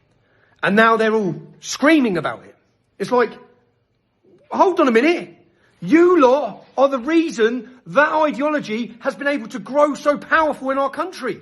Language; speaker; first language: English; native; English